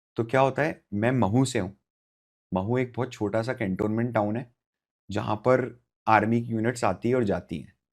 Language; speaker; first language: Hindi; native; Hindi